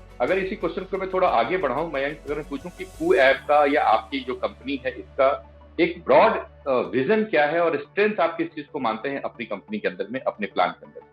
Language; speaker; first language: Hindi; native; Hindi